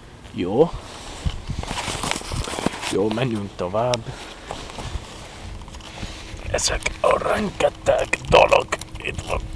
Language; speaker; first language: Hungarian; non-native, learner; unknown